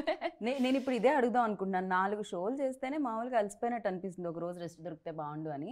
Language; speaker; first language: Telugu; native; Telugu